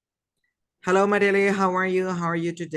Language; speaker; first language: English; non-native, fluent; Spanish